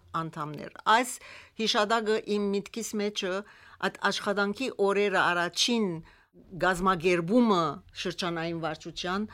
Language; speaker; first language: Armenian; early bilingual, heritage; Armenian